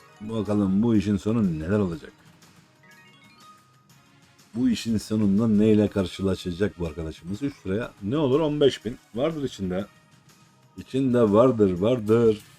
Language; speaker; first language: Turkish; native; Turkish